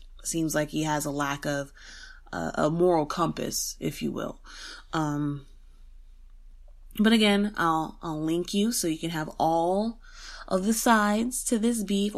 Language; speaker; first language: English; native; English